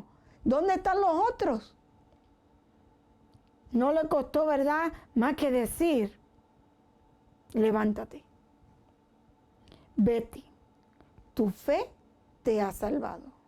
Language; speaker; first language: Spanish; native; Spanish